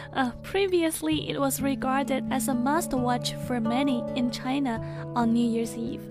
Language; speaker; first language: English; non-native, fluent; Chinese